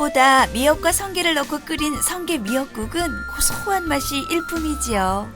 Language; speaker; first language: Korean; native; Korean